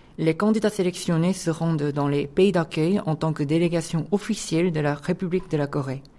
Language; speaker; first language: French; non-native, fluent; Korean